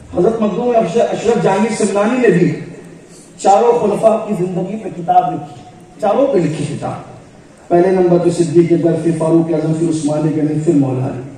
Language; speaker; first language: Urdu; native; Urdu